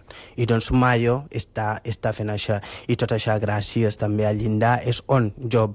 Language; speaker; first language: Catalan; non-native, fluent; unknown